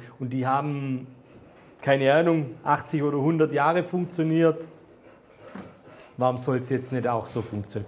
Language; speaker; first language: German; native; German